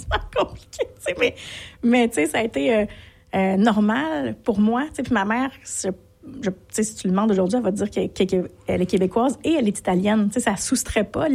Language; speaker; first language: French; native; French